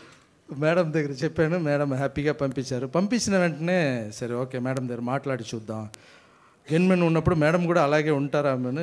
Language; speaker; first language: Telugu; non-native, fluent; Tamil